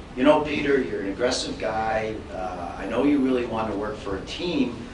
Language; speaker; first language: English; native; English